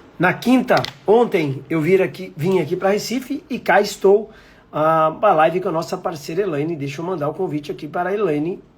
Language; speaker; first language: Portuguese; native; Portuguese